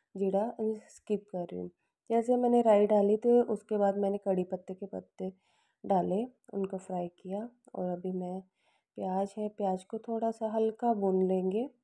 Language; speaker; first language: Hindi; non-native, local second language; Punjabi